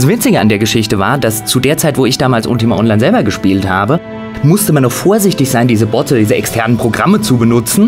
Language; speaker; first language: German; native; German